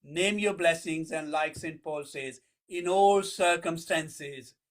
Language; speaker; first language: English; non-native, local second language; Urdu